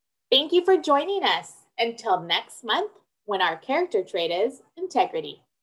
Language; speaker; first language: English; native; English